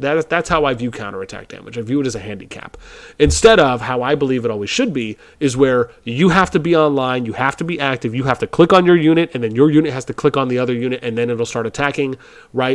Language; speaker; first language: English; native; English